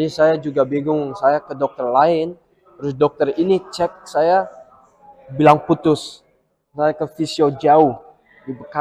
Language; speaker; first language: Indonesian; early bilingual, heritage; English